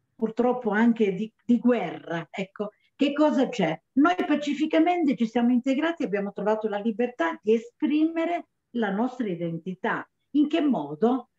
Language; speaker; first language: Italian; native; Italian